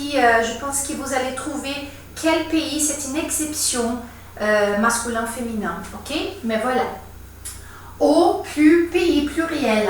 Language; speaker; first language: French; non-native, fluent; Portuguese